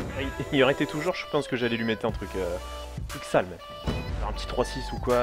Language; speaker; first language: French; native; French